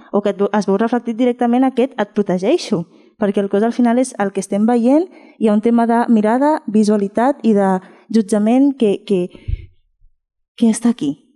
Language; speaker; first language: Catalan; non-native, fluent; Spanish